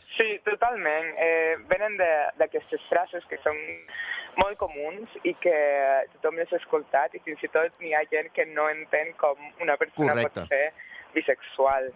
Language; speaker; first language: Catalan; non-native, local second language; Spanish